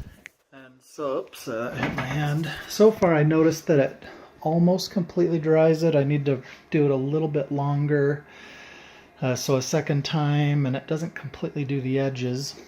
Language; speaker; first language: English; native; English